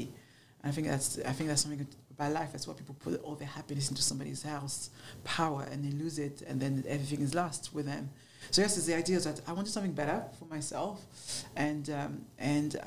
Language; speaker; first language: English; non-native, fluent; French